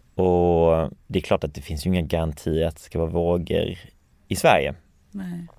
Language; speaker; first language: Swedish; native; Swedish